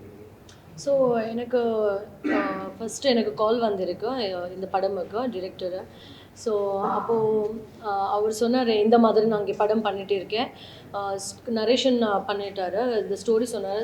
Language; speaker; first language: Tamil; non-native, learner; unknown